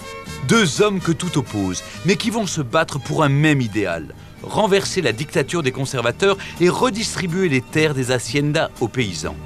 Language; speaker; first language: French; native; French